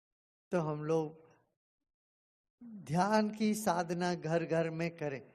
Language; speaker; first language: Hindi; non-native, local second language; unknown